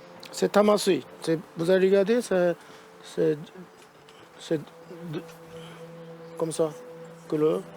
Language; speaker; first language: French; non-native, learner; Japanese